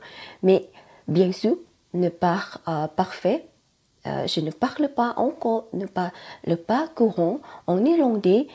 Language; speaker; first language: French; non-native, learner; Thai